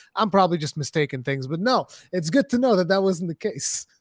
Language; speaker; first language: English; non-native, fluent; Portuguese